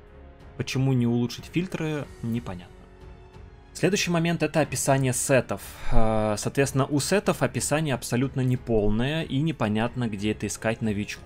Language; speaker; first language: Russian; native; Russian